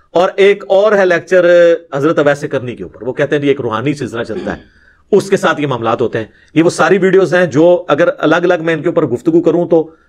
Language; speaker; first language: Urdu; non-native, local second language; Punjabi